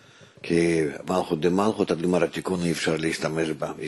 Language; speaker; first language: Hebrew; non-native, fluent; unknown